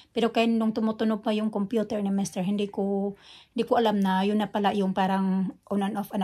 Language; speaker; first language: Filipino; non-native, local second language; Cebuano